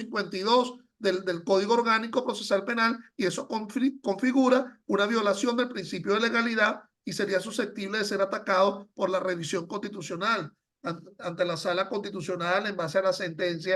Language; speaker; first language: Spanish; native; Spanish